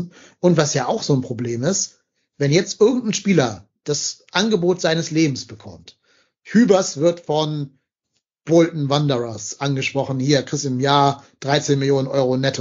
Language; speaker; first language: German; native; German